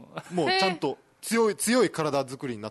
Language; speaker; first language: Japanese; native; Japanese